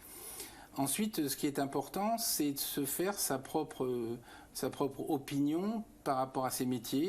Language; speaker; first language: French; native; French